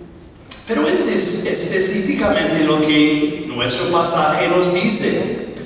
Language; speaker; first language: Spanish; non-native, fluent; English